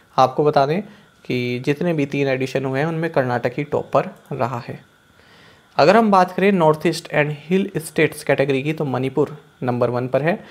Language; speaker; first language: Hindi; native; Hindi